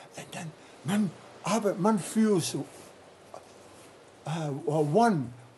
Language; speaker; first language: German; non-native, learner; Dutch